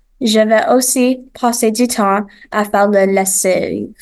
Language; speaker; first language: French; non-native, local second language; English